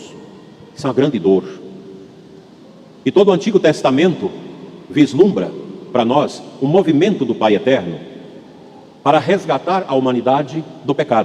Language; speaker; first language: Portuguese; native; Portuguese